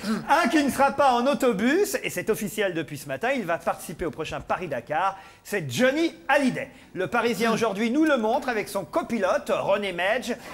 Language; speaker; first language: French; native; French